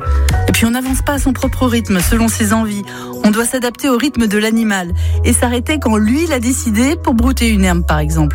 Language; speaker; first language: French; native; French